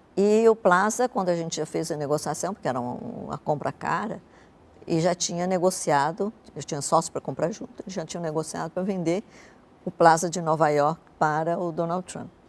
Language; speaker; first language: Portuguese; early bilingual, other home language; Japanese